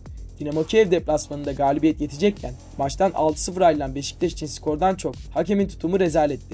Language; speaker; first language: Turkish; native; Turkish